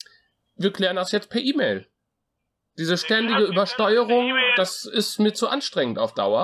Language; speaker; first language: German; native; German